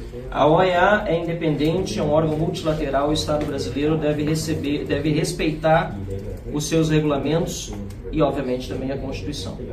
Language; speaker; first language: Portuguese; native; Portuguese